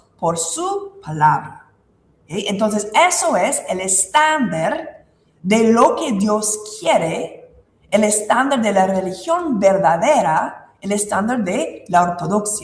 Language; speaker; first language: Spanish; non-native, fluent; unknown